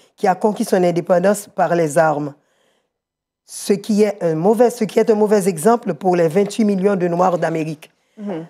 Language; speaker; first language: French; native; French